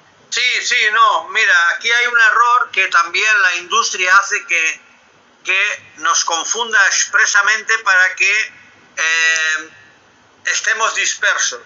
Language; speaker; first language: Spanish; native; Spanish